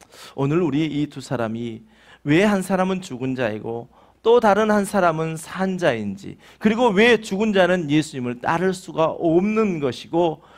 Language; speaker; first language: Korean; native; Korean